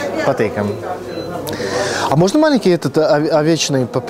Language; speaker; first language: Russian; non-native, local second language; Latvian